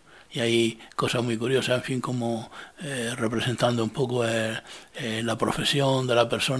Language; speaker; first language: Spanish; native; Spanish